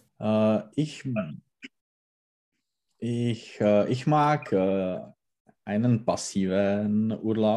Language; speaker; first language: German; non-native, learner; Czech